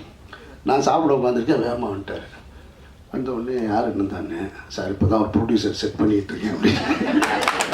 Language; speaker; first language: Tamil; native; Tamil